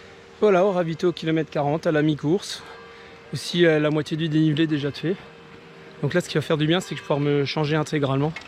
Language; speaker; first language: French; native; French